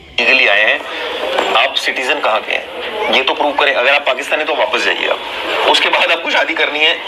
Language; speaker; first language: Hindi; native; Hindi